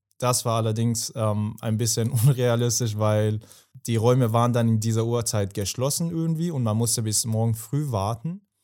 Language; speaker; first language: German; non-native, fluent; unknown